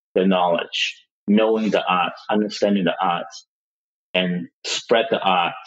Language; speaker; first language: English; non-native, local second language; Cantonese